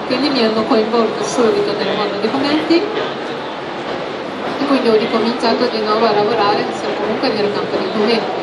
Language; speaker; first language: Italian; non-native, fluent; Japanese